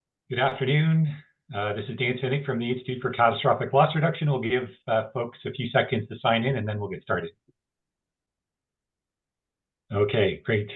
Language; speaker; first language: English; native; English